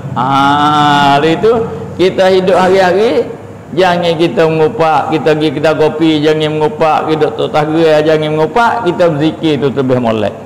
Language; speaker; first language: Malay; native; Malay